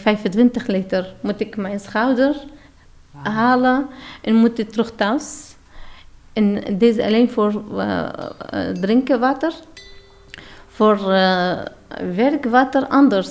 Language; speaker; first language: Dutch; non-native, learner; Arabic